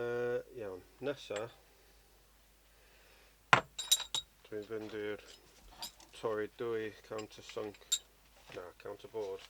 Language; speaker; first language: Welsh; non-native, learner; English